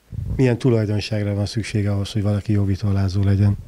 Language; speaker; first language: Hungarian; native; Hungarian